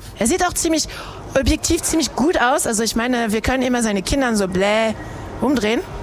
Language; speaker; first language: German; non-native, fluent; French